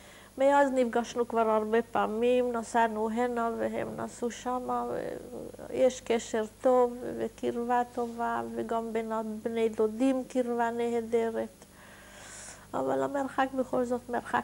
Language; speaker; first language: Hebrew; non-native, fluent; Hungarian